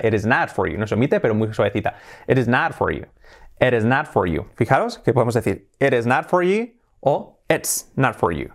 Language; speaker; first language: English; non-native, fluent; Spanish